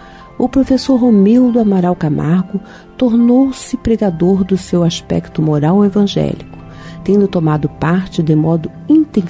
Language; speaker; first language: Portuguese; native; Portuguese